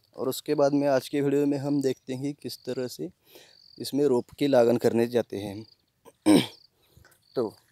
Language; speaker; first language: Hindi; non-native, local second language; Marathi